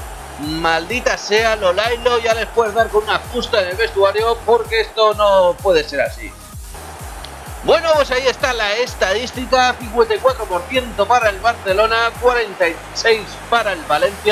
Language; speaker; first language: Spanish; native; Spanish